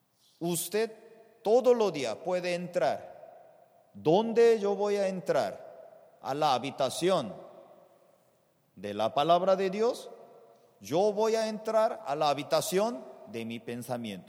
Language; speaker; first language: Spanish; non-native, fluent; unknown